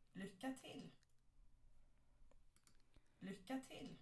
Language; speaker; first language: Swedish; non-native, fluent; Thai